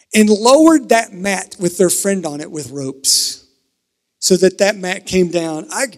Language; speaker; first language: English; native; English